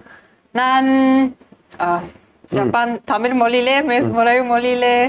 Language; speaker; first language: Tamil; non-native, learner; Japanese